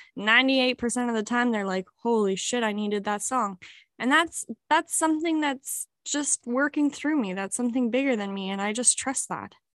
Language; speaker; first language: English; native; English